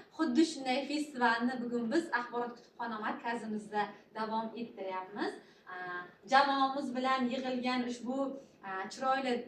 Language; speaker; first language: Uzbek; native; Uzbek